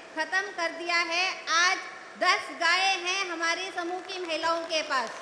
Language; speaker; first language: Hindi; native; Hindi